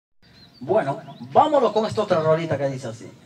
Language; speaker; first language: Spanish; native; Spanish